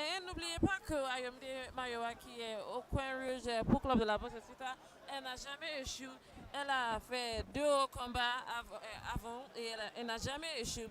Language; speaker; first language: French; non-native, learner; Yoruba